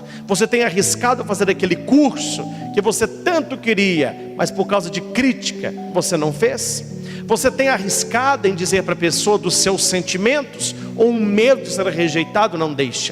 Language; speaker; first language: Portuguese; native; Portuguese